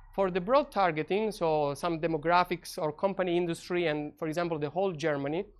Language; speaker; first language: English; non-native, fluent; Italian